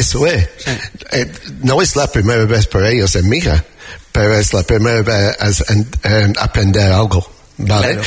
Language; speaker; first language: Spanish; non-native, learner; English